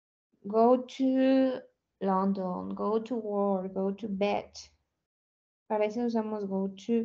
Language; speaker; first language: English; non-native, learner; Spanish